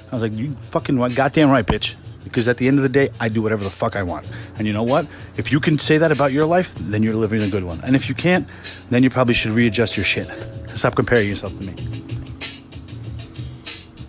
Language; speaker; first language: English; native; English